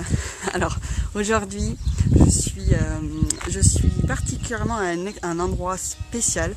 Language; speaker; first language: French; native; French